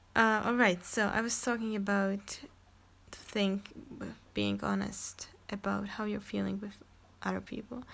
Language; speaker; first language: English; non-native, fluent; Czech